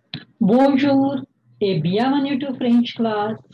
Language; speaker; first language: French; non-native, fluent; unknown